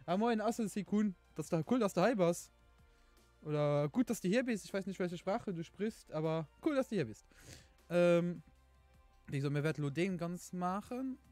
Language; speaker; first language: German; non-native, local second language; Luxembourgish